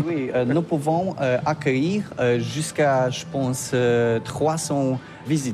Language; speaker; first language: French; non-native, learner; Polish